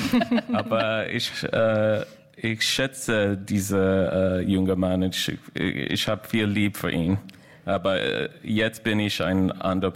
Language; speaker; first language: German; non-native, learner; English